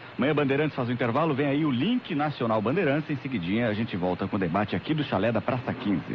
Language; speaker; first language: Portuguese; native; Portuguese